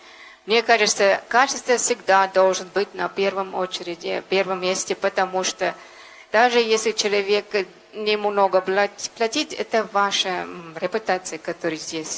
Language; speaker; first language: Russian; non-native, fluent; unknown